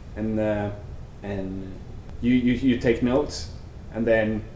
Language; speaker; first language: English; non-native, fluent; Norwegian